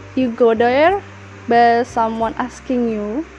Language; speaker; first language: English; non-native, learner; Indonesian